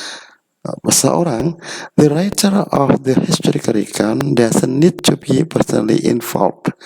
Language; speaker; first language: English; non-native, learner; Indonesian